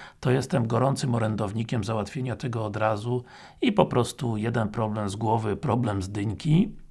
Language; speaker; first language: Polish; native; Polish